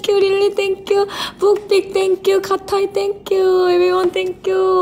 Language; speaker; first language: English; non-native, learner; Korean